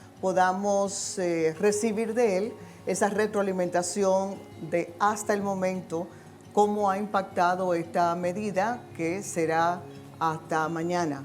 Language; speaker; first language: Spanish; native; Spanish